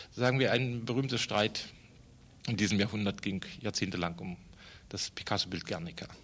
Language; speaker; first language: German; native; German